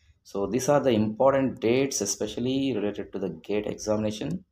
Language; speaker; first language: English; non-native, local second language; Telugu